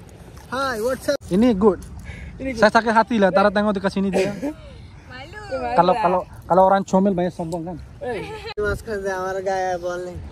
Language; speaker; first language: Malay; non-native, learner; Bangla